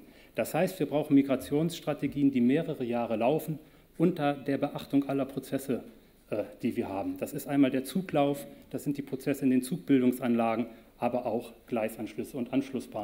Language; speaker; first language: German; native; German